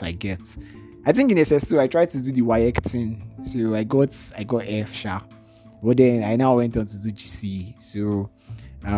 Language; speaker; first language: English; non-native, local second language; Igbo